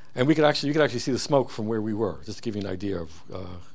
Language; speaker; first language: English; early bilingual, other home language; Hebrew